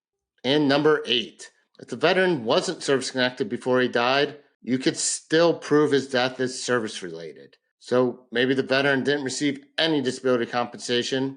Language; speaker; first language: English; native; English